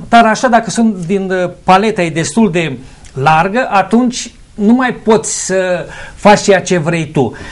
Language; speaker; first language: Romanian; native; Romanian